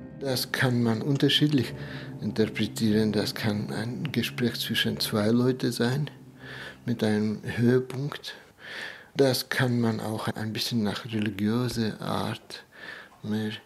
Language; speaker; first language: German; non-native, fluent; Russian